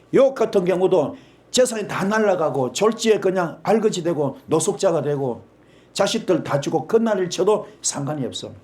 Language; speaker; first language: Korean; native; Korean